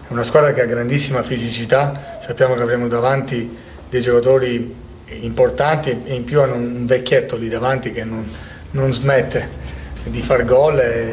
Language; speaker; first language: Italian; native; Italian